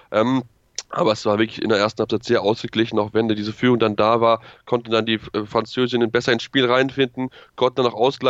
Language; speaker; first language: German; native; German